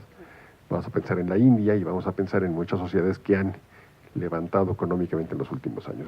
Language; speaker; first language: Spanish; native; Spanish